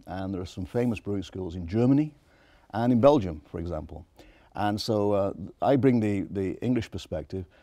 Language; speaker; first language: English; native; English